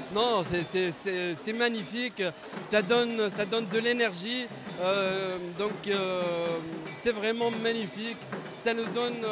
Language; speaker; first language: French; non-native, local second language; Arabic